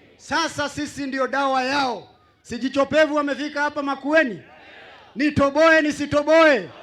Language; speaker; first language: Swahili; native; Swahili